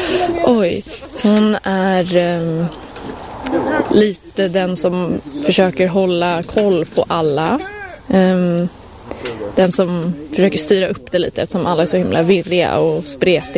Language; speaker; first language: Swedish; native; Swedish